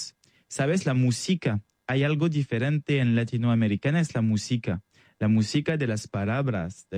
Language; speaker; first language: Spanish; non-native, learner; French